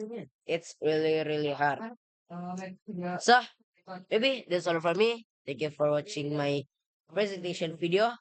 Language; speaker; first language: English; non-native, learner; Indonesian